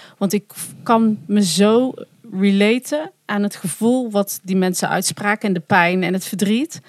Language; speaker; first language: Dutch; native; Dutch